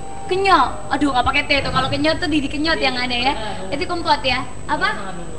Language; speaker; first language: Indonesian; non-native, local second language; Javanese